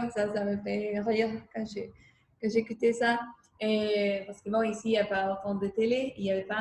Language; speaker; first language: French; non-native, fluent; Spanish